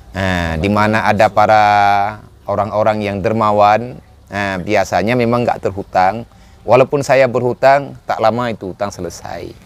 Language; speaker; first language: Indonesian; non-native, local second language; Achinese